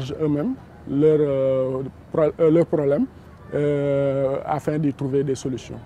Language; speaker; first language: French; non-native, local second language; Wolof